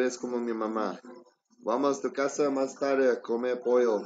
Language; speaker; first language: Spanish; early bilingual, heritage; English